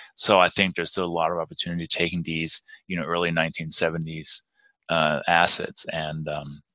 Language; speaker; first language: English; non-native, fluent; Danish